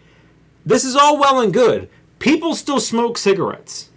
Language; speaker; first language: English; native; English